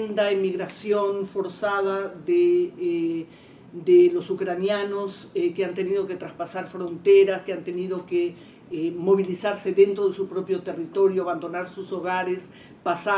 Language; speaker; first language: Spanish; native; Spanish